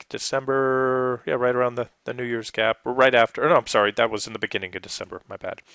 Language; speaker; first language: English; native; English